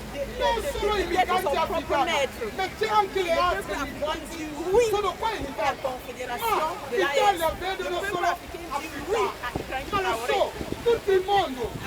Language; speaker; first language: Italian; non-native, learner; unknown